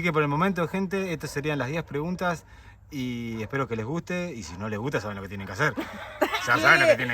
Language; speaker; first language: Spanish; native; Spanish